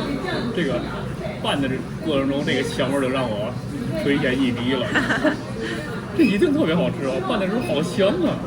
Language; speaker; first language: Chinese; native; Chinese